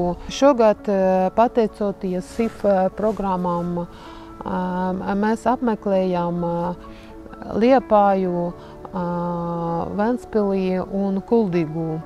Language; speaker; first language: Latvian; non-native, fluent; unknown